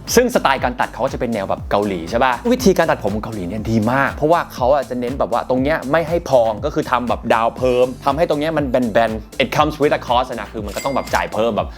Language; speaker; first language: Thai; native; Thai